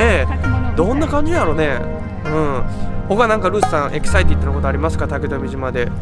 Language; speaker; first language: Japanese; native; Japanese